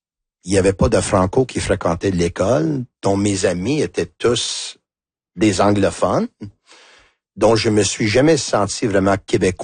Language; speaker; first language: French; non-native, local second language; Italian